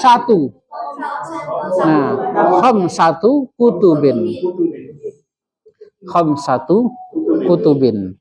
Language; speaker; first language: Arabic; non-native, fluent; Indonesian